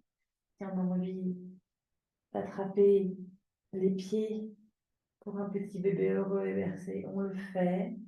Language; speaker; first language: French; native; French